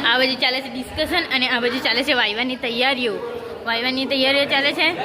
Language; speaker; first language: Gujarati; native; Gujarati